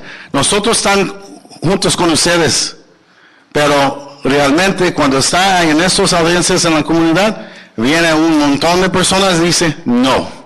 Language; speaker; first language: Spanish; early bilingual, heritage; English